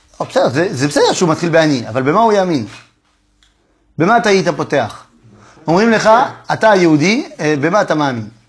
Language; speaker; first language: Hebrew; non-native, fluent; French